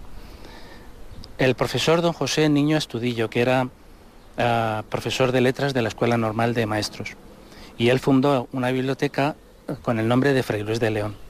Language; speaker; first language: Spanish; native; Spanish